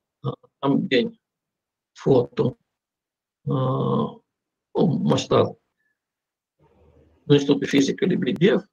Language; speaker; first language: Portuguese; non-native, fluent; Russian